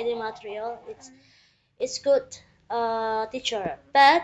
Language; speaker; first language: English; non-native, learner; Indonesian